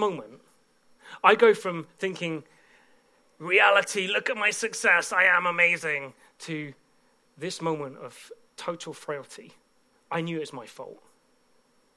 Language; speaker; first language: English; native; English